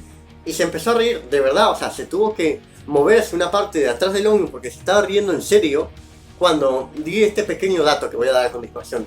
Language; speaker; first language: Spanish; native; Spanish